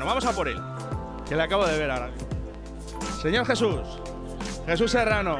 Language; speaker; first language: Spanish; native; Spanish